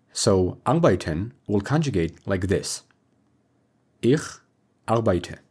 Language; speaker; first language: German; non-native, fluent; English